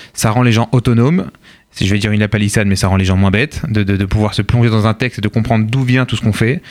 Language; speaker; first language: French; native; French